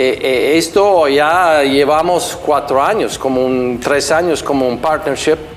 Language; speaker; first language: Spanish; non-native, fluent; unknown